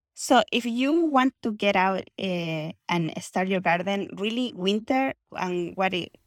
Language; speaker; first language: English; non-native, fluent; Spanish